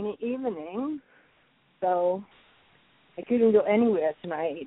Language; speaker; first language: English; non-native, fluent; Italian